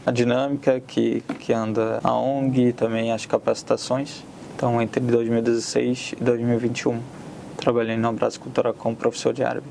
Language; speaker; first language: Portuguese; non-native, fluent; Arabic